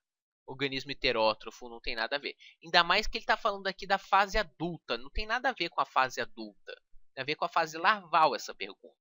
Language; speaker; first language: Portuguese; native; Portuguese